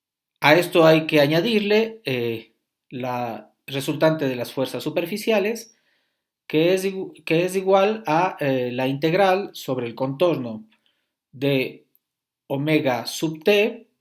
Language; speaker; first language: Spanish; native; Spanish